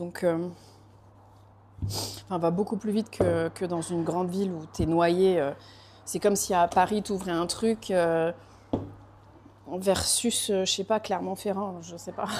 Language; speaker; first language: French; native; French